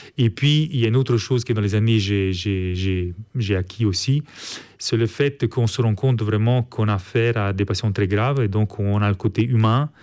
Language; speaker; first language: French; non-native, fluent; Italian